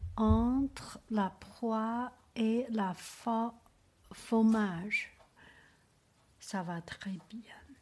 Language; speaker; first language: French; non-native, learner; Chinese